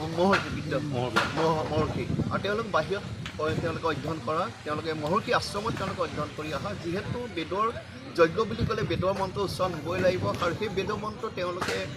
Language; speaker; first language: Assamese; native; Assamese